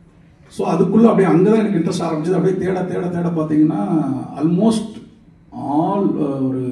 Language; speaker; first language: Tamil; native; Tamil